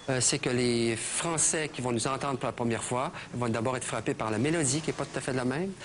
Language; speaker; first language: French; native; French